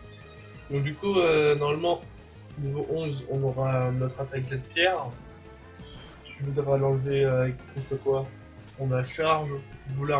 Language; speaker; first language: French; native; French